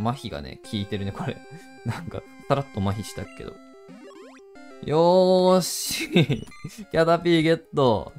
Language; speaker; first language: Japanese; native; Japanese